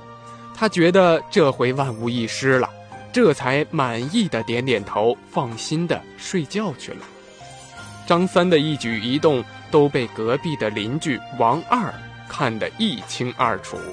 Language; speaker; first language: Chinese; native; Chinese